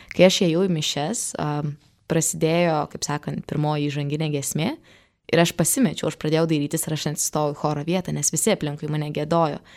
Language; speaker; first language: Lithuanian; native; Lithuanian